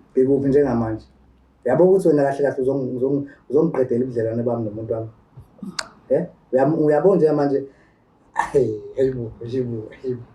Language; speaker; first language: Zulu; native; Zulu